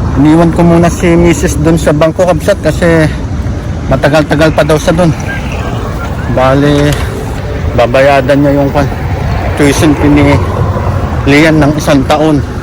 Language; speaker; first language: Filipino; native; Filipino